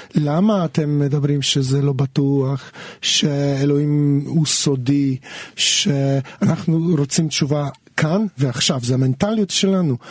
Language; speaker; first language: Hebrew; non-native, fluent; Polish